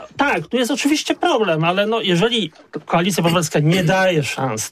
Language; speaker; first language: Polish; native; Polish